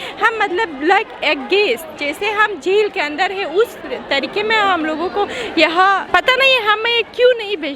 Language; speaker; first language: Hindi; non-native, learner; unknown